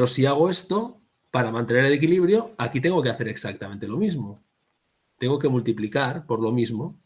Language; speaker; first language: Spanish; native; Spanish